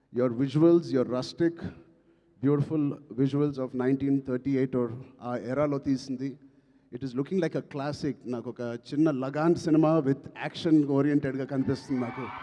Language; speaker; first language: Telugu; native; Telugu